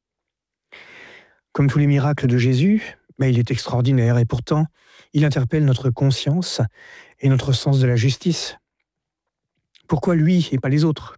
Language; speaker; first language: French; native; French